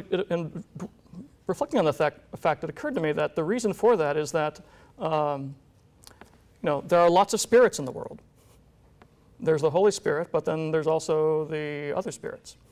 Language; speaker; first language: English; native; English